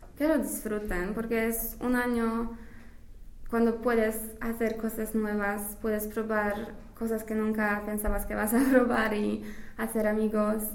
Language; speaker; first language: Spanish; non-native, fluent; English